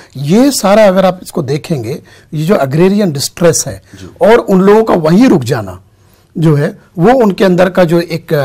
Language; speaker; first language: Hindi; native; Hindi